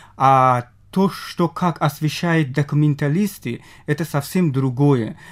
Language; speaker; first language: Russian; non-native, local second language; Tajik